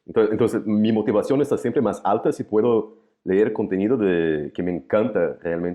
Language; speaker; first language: Spanish; non-native, fluent; Portuguese